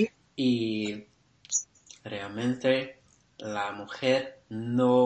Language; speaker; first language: Spanish; non-native, learner; English